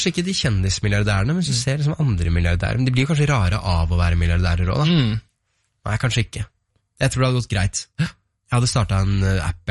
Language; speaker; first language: Norwegian; native; Norwegian